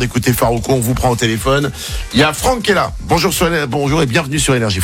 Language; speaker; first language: French; native; French